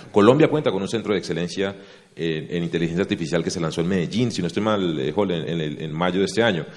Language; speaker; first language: Spanish; native; Spanish